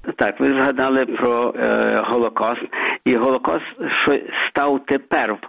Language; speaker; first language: Ukrainian; early bilingual, heritage; Ukrainian